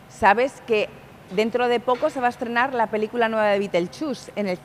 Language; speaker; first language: Spanish; native; Spanish